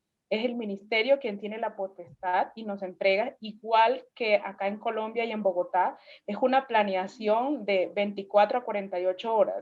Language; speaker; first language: Spanish; native; Spanish